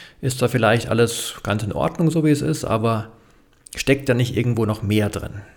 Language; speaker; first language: German; native; German